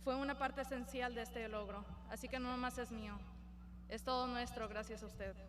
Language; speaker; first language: Spanish; early bilingual, heritage; Spanish